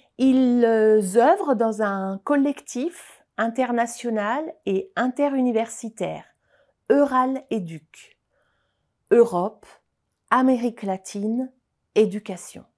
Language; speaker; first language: French; native; French